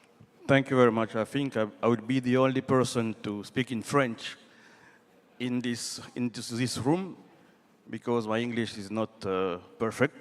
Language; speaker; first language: English; non-native, learner; French